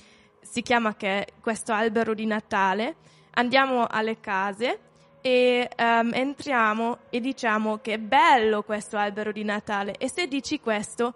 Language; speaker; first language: Italian; non-native, fluent; German